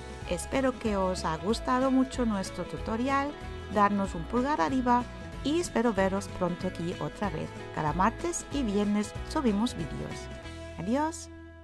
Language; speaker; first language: Spanish; non-native, fluent; German